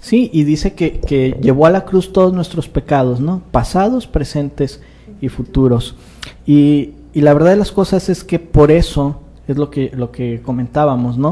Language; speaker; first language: Spanish; native; Spanish